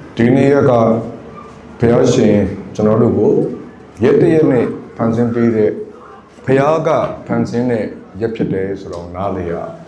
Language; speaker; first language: Burmese; non-native, local second language; Karen languages